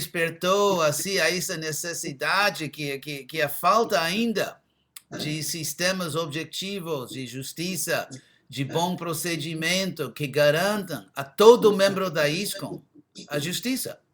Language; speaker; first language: Portuguese; non-native, fluent; English